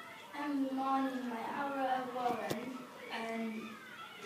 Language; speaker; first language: Welsh; non-native, learner; English